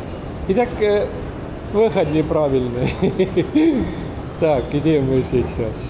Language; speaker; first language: Russian; non-native, local second language; Estonian